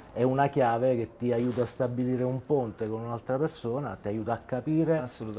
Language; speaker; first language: Italian; native; Italian